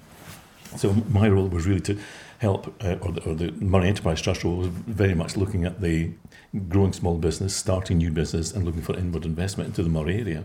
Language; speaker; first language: English; native; English